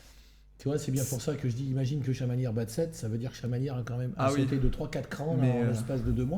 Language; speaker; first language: French; native; French